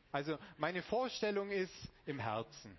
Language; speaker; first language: German; non-native, fluent; Romanian